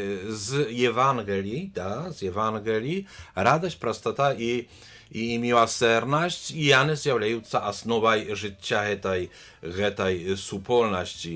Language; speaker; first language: Polish; non-native, learner; Belarusian